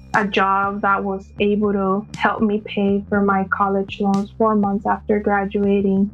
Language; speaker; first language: English; early bilingual, other home language; Spanish